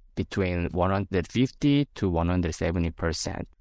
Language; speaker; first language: English; non-native, fluent; Korean